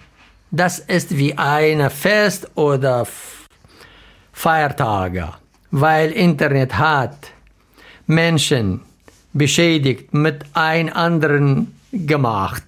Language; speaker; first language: German; non-native, learner; Arabic